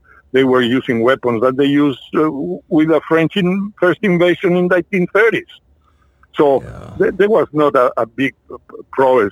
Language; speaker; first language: English; non-native, fluent; French